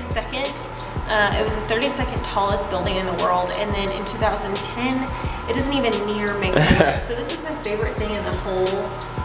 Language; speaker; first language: English; native; English